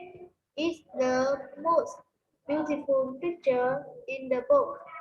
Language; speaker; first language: English; non-native, learner; Vietnamese